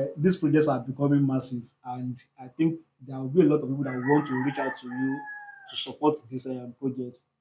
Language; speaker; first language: English; non-native, local second language; Yoruba